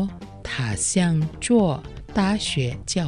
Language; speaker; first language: Chinese; non-native, learner; Indonesian